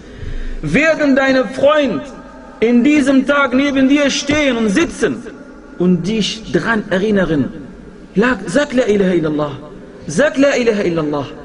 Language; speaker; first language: German; non-native, fluent; Arabic